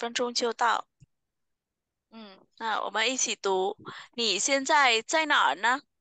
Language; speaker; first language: Chinese; non-native, fluent; Vietnamese